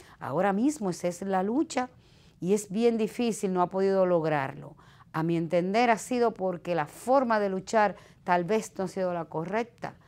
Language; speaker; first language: Spanish; native; Spanish